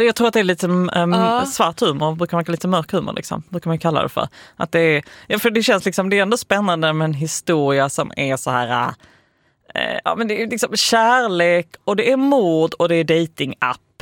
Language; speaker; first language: Swedish; native; Swedish